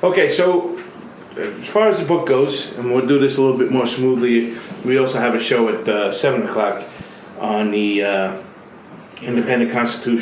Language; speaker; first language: English; native; English